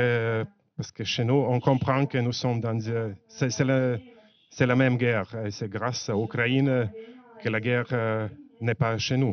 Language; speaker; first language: French; non-native, fluent; Latvian